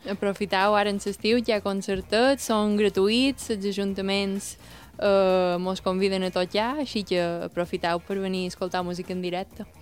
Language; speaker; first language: Catalan; native; Catalan